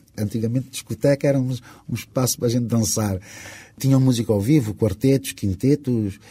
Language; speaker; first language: Portuguese; non-native, local second language; Kabuverdianu